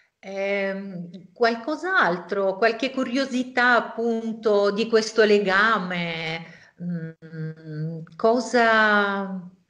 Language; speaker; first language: Italian; non-native, fluent; Russian